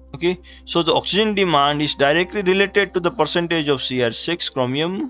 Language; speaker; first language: English; non-native, local second language; Gujarati